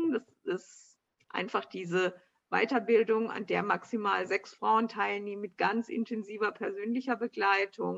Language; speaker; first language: German; native; German